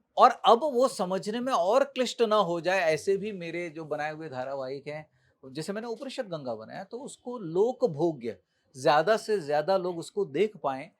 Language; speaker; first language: Hindi; native; Hindi